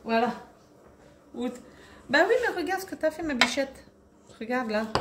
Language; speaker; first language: French; native; French